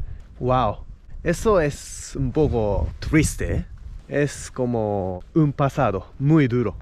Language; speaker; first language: Spanish; non-native, fluent; Japanese